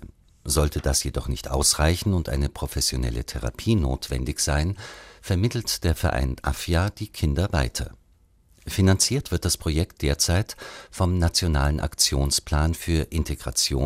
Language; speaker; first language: German; native; German